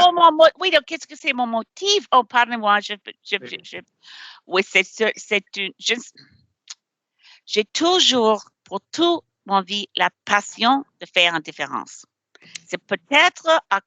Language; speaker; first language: French; non-native, learner; English